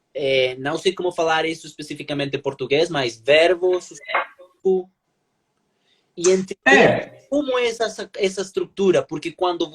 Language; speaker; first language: Portuguese; non-native, learner; Spanish